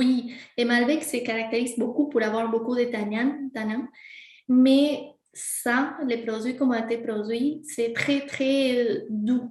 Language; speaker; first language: French; non-native, fluent; Spanish